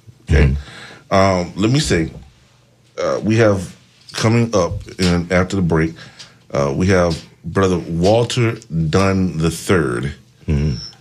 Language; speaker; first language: English; native; English